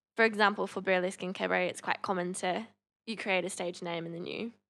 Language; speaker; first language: English; native; English